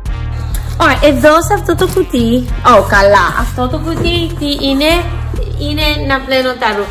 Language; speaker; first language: Greek; early bilingual, heritage; English